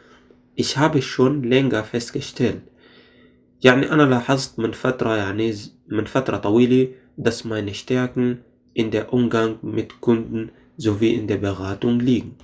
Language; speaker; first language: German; non-native, fluent; Arabic